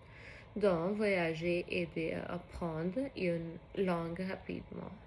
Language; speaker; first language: French; non-native, learner; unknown